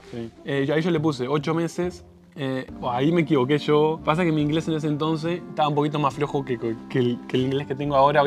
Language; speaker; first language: Spanish; native; Spanish